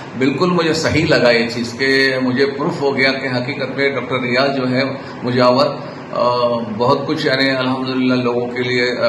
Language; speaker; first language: Urdu; non-native, local second language; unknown